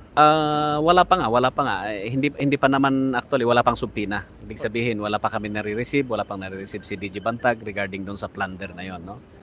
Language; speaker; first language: Filipino; native; Filipino